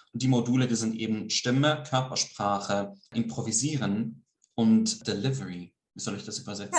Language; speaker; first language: German; early bilingual, heritage; Swiss German